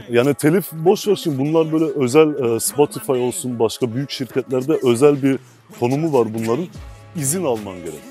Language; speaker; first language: Turkish; early bilingual, heritage; Turkish